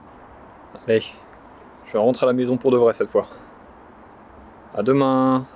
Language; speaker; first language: French; native; French